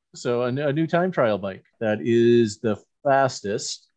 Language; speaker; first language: English; native; English